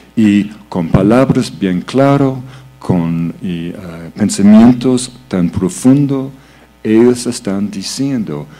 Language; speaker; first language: Spanish; non-native, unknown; English